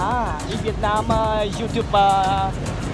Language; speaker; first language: English; non-native, learner; Vietnamese